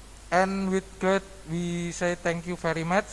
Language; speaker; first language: English; non-native, learner; Indonesian